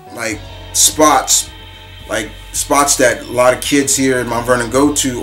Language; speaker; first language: English; native; English